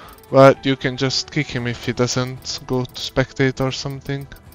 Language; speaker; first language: English; non-native, fluent; Hungarian